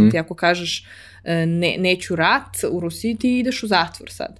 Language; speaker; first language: Serbian; early bilingual, heritage; Serbian